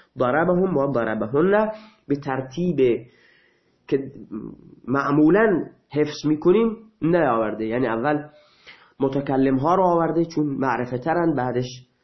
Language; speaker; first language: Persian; non-native, local second language; Baluchi